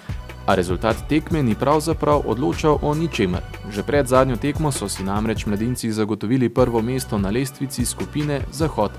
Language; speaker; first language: Slovenian; native; Slovenian